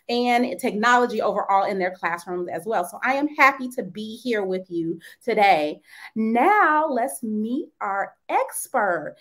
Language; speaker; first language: English; native; English